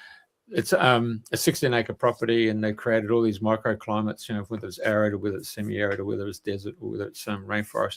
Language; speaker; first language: English; native; English